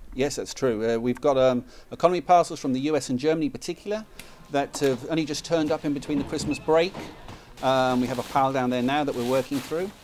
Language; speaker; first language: English; native; English